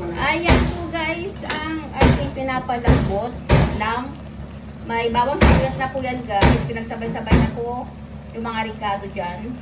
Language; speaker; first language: Filipino; non-native, local second language; Bikol